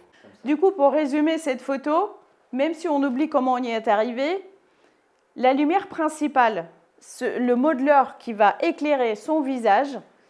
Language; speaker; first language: French; native; French